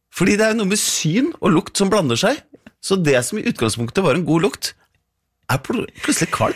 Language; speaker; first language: Norwegian; native; Norwegian